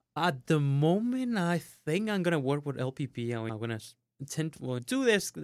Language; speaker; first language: English; non-native, fluent; Spanish